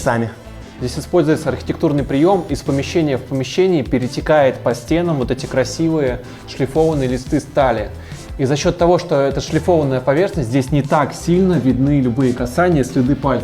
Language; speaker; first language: Russian; native; Russian